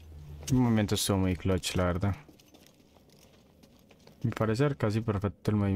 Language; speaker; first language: Spanish; native; Spanish